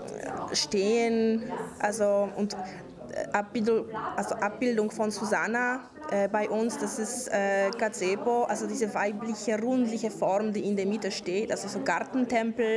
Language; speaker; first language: German; non-native, fluent; Polish